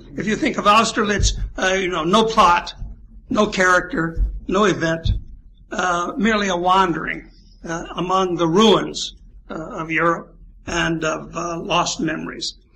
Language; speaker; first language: English; native; English